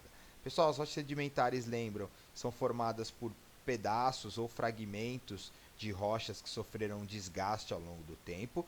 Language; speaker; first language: Portuguese; native; Portuguese